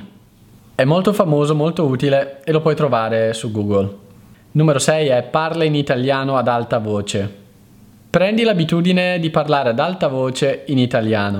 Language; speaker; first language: Italian; native; Italian